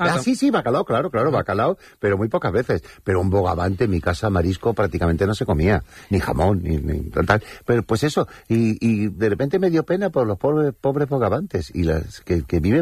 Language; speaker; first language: Spanish; native; Spanish